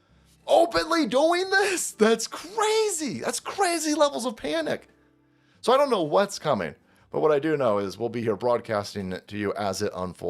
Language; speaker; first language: English; native; English